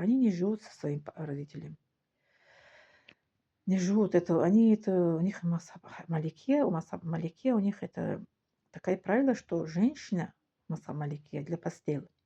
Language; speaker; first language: Russian; non-native, local second language; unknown